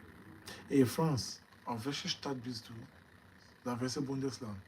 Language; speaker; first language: German; non-native, learner; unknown